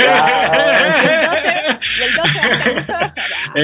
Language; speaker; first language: Spanish; native; Spanish